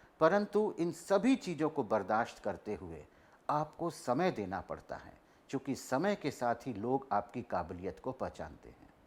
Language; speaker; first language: Hindi; non-native, local second language; Telugu